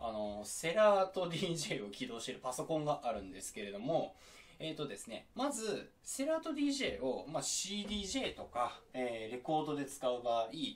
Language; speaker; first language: Japanese; native; Japanese